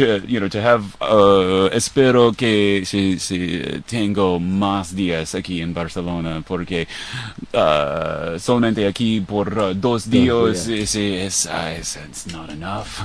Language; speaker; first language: Spanish; non-native, learner; English